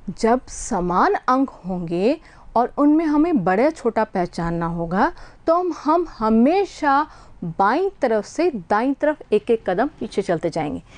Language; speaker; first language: Hindi; native; Hindi